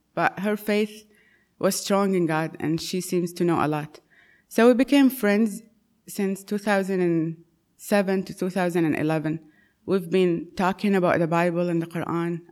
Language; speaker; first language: English; non-native, fluent; Arabic